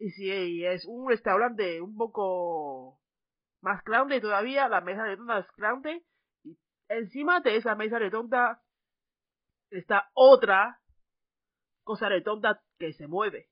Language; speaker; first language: Spanish; non-native, fluent; Chinese